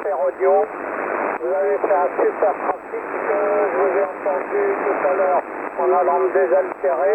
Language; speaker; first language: French; native; French